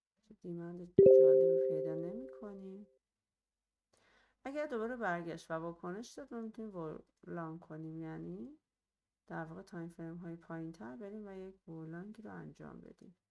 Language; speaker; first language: Persian; native; Persian